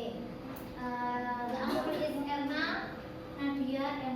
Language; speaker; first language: English; non-native, learner; Indonesian